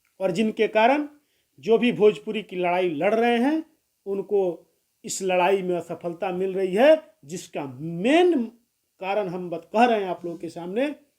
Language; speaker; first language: Hindi; non-native, local second language; Bhojpuri